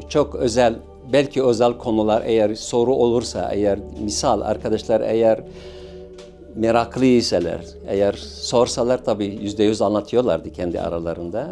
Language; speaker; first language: Turkish; non-native, local second language; Syriac